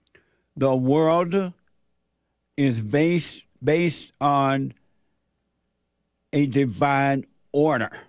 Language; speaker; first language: English; native; English